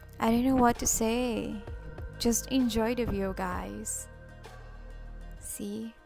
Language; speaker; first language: English; non-native, local second language; Filipino